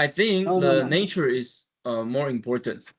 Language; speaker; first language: English; non-native, learner; Chinese